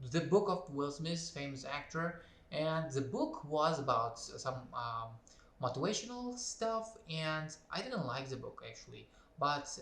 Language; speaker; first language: English; non-native, learner; Uzbek